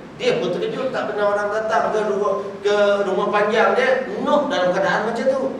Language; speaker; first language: Malay; non-native, local second language; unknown